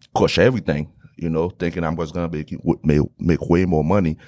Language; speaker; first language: English; non-native, fluent; Haitian Creole